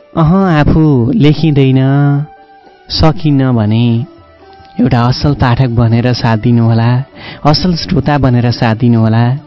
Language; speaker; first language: Nepali; native; Nepali